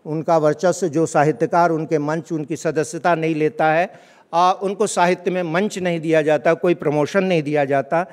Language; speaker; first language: Hindi; native; Hindi